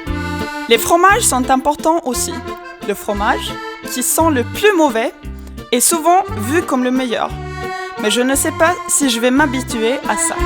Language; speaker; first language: French; non-native, fluent; Swedish